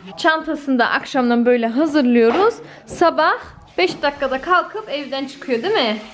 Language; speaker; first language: Turkish; early bilingual, heritage; Turkish